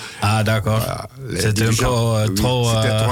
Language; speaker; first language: French; non-native, learner; Dutch